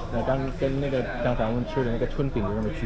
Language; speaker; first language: Chinese; non-native, fluent; Thai